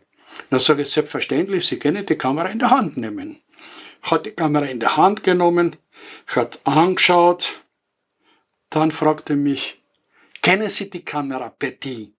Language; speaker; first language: German; non-native, fluent; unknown